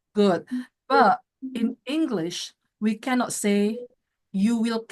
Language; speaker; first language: English; non-native, fluent; Indonesian